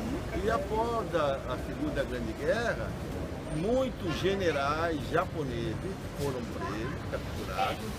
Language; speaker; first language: Portuguese; early bilingual, other home language; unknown